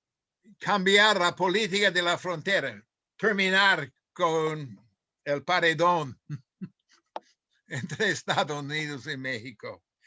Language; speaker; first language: Spanish; non-native, fluent; English